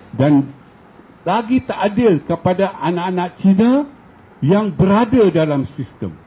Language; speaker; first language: Malay; non-native, local second language; Chinese